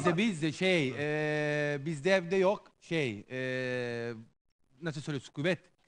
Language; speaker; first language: Turkish; non-native, learner; Italian